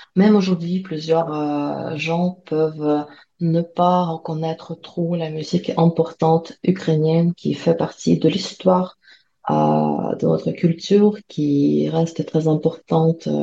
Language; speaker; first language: French; non-native, fluent; Ukrainian